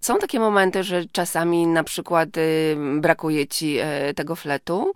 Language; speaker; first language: Polish; native; Polish